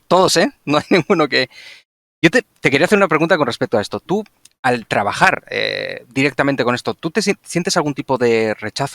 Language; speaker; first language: Spanish; native; Spanish